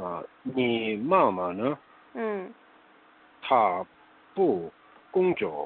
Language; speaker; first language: Chinese; non-native, learner; Korean